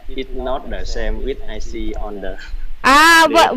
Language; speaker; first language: English; non-native, learner; Vietnamese